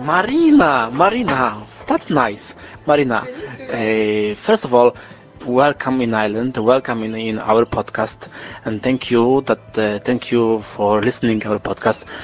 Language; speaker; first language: English; non-native, learner; Polish